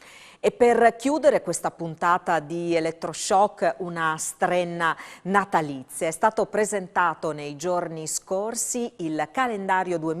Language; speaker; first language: Italian; native; Italian